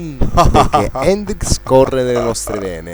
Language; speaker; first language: Italian; native; Italian